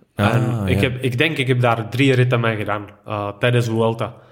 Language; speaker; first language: Dutch; non-native, fluent; Czech